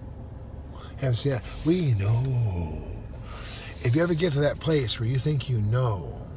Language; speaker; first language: English; native; English